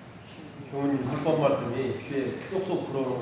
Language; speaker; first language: Korean; native; Korean